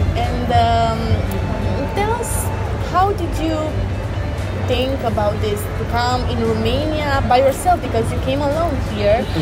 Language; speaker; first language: English; non-native, fluent; Romanian